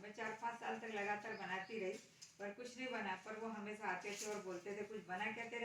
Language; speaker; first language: Hindi; native; Hindi